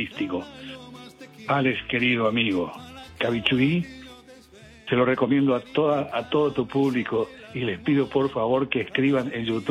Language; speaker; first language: Spanish; non-native, local second language; Guarani